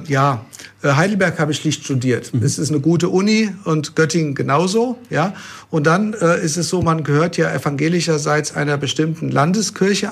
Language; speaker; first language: German; native; German